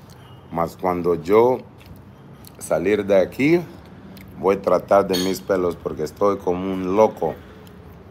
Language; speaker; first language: Spanish; non-native, learner; Portuguese